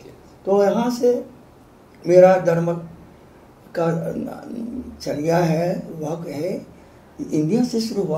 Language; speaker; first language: Hindi; non-native, fluent; Japanese